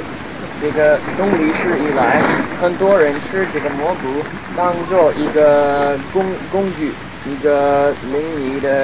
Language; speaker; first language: Chinese; non-native, fluent; English